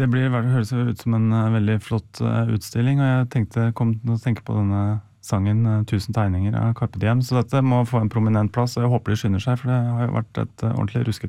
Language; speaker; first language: Norwegian; native; Norwegian